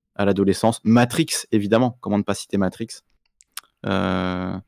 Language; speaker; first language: French; native; French